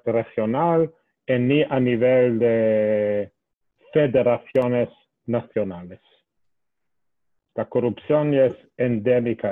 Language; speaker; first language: Spanish; non-native, fluent; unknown